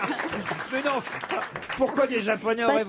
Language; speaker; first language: French; native; French